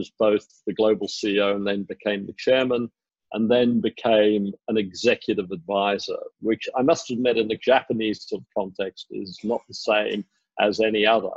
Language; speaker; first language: English; native; English